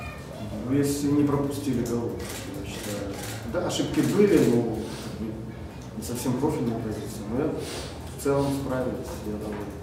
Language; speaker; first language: Russian; native; Russian